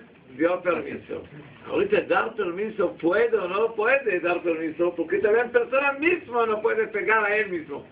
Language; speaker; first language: Spanish; non-native, learner; Hebrew